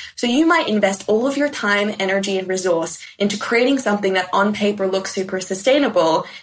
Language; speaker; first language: English; native; English